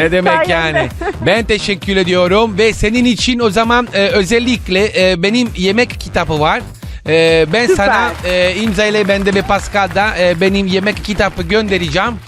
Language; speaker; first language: Turkish; non-native, learner; Italian